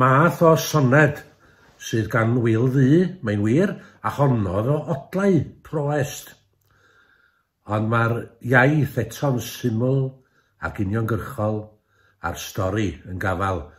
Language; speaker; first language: Welsh; native; Welsh